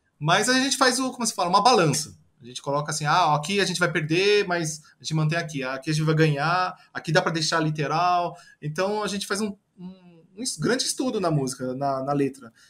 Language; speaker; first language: Portuguese; early bilingual, other home language; Japanese